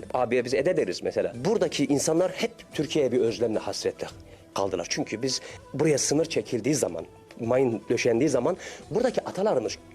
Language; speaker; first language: Turkish; early bilingual, heritage; Arabic